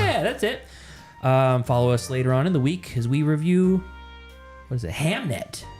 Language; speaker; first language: English; native; English